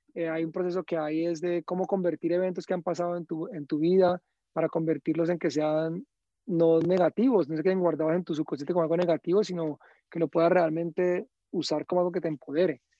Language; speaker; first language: Spanish; native; Spanish